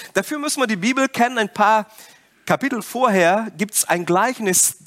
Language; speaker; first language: German; non-native, fluent; Portuguese